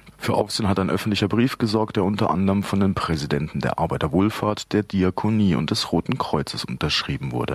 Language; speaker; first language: German; native; German